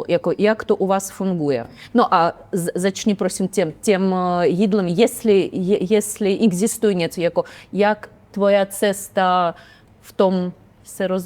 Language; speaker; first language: Czech; non-native, learner; Ukrainian